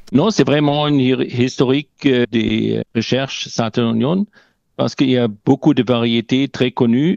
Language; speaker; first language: French; non-native, learner; German